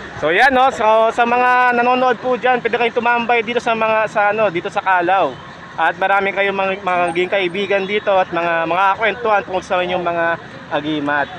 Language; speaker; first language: Filipino; native; Filipino